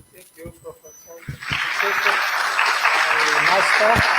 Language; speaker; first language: English; non-native, learner; Portuguese